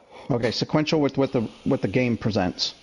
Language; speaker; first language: English; native; English